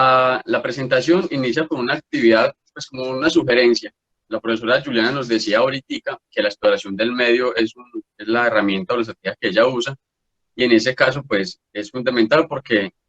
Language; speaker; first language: Spanish; native; Spanish